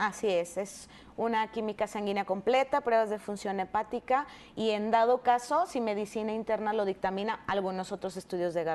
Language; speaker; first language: Spanish; native; Spanish